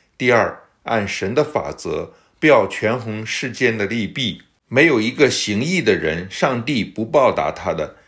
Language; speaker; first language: Chinese; native; Chinese